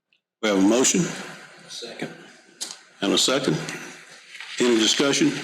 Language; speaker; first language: English; native; English